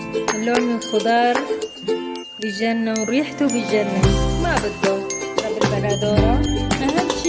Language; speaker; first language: Arabic; native; Arabic